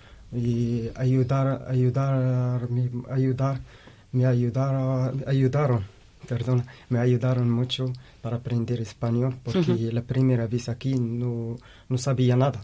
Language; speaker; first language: Spanish; non-native, learner; Arabic